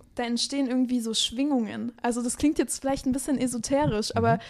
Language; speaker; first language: German; native; German